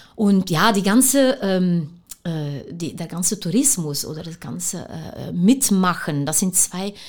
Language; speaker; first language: German; non-native, fluent; Dutch